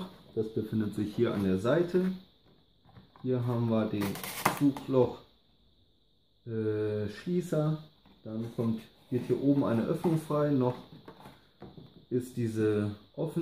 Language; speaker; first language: German; native; German